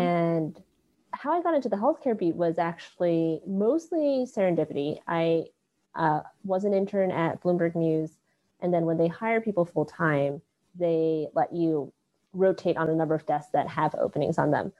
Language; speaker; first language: English; non-native, local second language; Cantonese